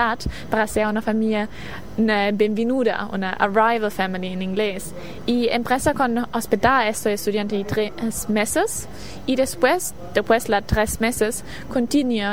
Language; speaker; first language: Spanish; non-native, learner; German